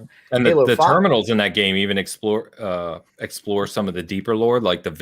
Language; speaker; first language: English; native; English